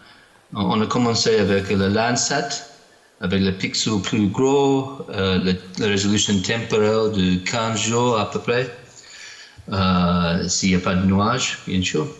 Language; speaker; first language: French; non-native, learner; English